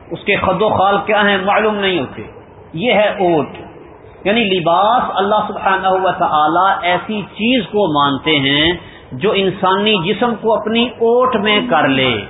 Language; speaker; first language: Urdu; non-native, local second language; Punjabi